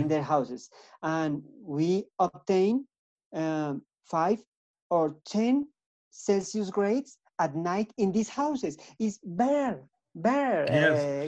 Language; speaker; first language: English; non-native, learner; Spanish